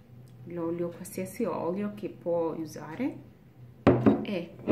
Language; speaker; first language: Italian; non-native, learner; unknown